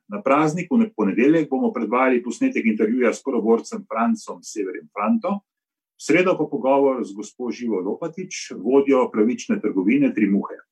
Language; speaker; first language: Slovenian; native; Slovenian